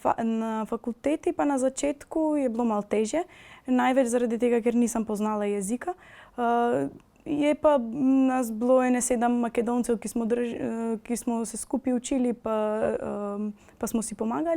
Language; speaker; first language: Slovenian; non-native, fluent; Macedonian